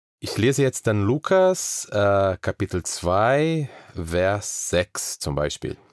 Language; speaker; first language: German; non-native, fluent; Portuguese